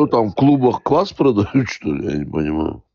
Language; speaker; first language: Russian; native; Russian